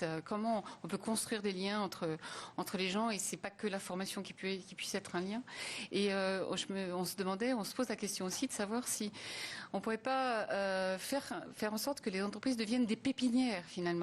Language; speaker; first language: French; native; French